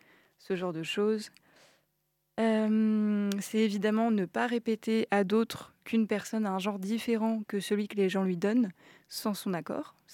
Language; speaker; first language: French; native; French